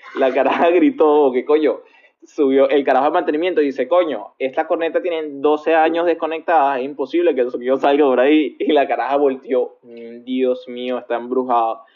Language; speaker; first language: Spanish; native; Spanish